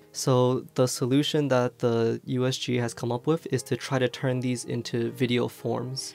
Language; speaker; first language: English; early bilingual, other home language; Chinese